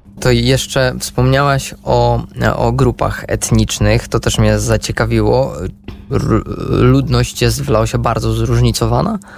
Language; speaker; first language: Polish; native; Polish